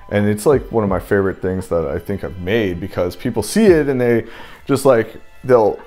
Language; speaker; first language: English; native; English